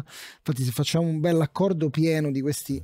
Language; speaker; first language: Italian; native; Italian